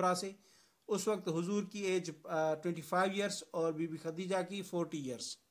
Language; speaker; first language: Urdu; non-native, local second language; Sindhi